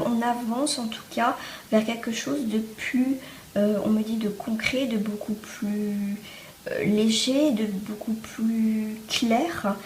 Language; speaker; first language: French; native; French